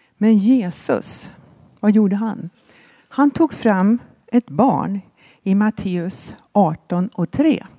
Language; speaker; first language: Swedish; native; Swedish